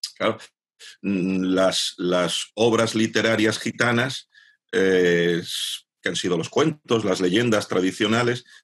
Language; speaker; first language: Spanish; native; Spanish